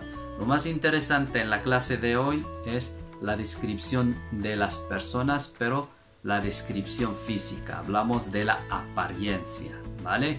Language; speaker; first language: Spanish; non-native, fluent; Arabic